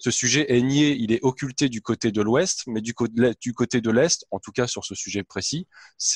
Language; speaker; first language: French; native; French